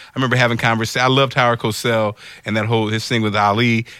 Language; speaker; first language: English; native; English